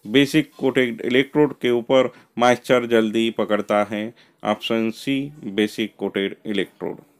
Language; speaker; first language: Hindi; non-native, local second language; Marathi